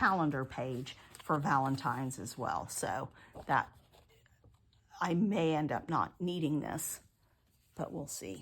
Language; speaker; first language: English; native; English